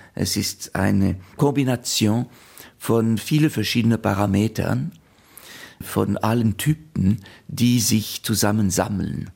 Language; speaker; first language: German; non-native, fluent; French